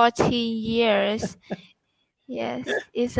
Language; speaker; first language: English; non-native, learner; Vietnamese